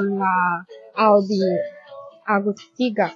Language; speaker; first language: Spanish; non-native, learner; Chinese